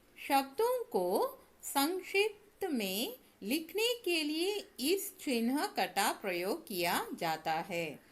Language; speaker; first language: Hindi; non-native, local second language; Tamil